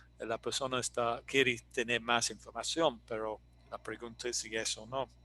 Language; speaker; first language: Spanish; non-native, fluent; English